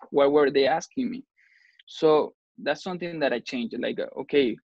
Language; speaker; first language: English; non-native, fluent; Spanish